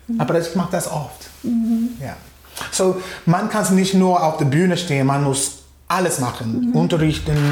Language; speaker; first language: German; non-native, fluent; English